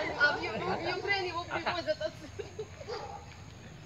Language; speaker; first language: Russian; native; Russian